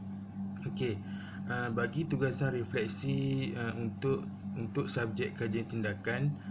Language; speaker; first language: Malay; native; Malay